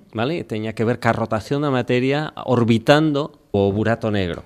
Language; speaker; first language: Galician; non-native, local second language; Spanish